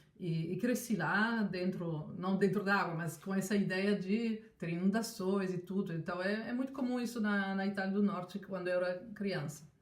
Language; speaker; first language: Portuguese; non-native, fluent; Italian